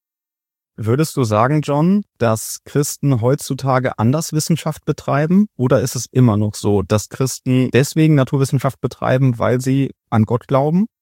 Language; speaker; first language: German; native; German